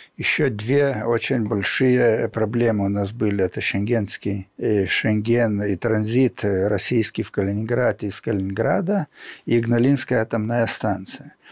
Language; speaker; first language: Russian; non-native, local second language; Lithuanian